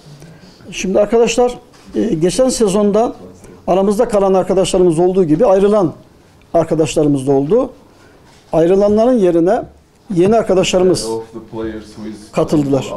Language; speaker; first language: Turkish; native; Turkish